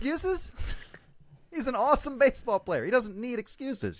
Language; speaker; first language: English; native; English